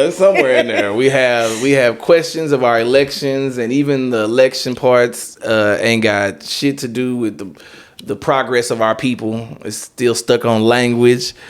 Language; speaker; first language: English; native; English